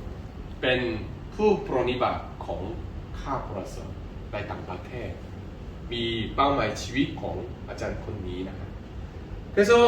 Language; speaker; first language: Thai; non-native, fluent; Korean